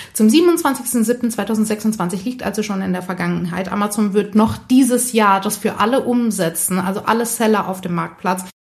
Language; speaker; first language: German; early bilingual, other home language; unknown